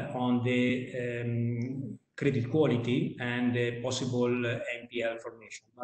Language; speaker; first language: English; non-native, fluent; Italian